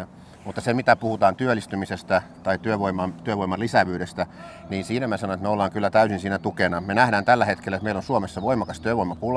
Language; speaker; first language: Finnish; native; Finnish